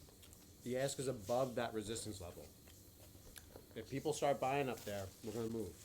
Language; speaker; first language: English; native; English